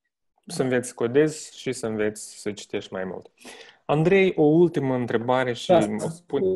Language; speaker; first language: Romanian; native; Romanian